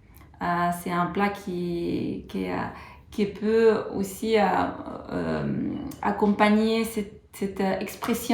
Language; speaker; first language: French; non-native, fluent; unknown